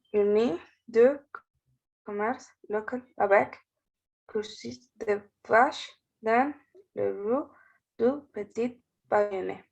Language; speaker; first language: French; non-native, learner; Spanish